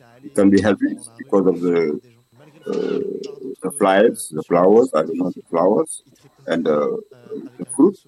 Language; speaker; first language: English; non-native, learner; Wolof